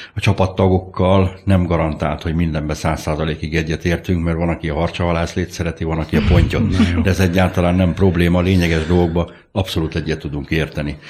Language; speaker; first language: Hungarian; native; Hungarian